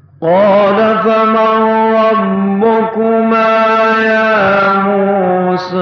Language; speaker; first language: Arabic; native; Arabic